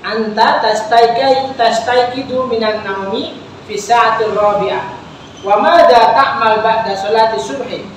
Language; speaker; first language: Arabic; non-native, fluent; Indonesian